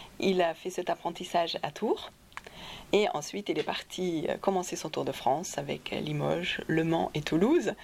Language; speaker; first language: French; non-native, fluent; German